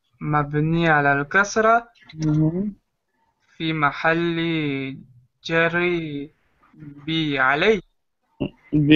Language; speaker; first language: Arabic; non-native, learner; French